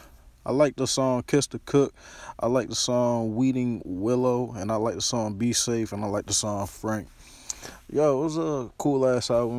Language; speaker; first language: English; native; English